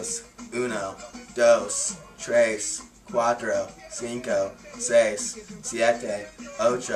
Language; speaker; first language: Spanish; non-native, learner; English